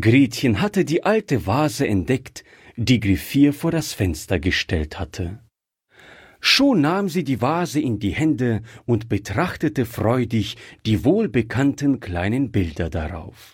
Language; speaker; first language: German; native; German